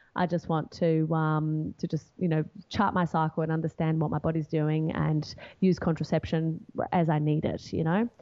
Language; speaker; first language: English; non-native, fluent; Portuguese